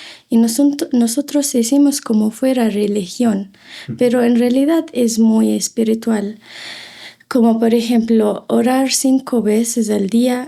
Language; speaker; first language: Spanish; non-native, fluent; Arabic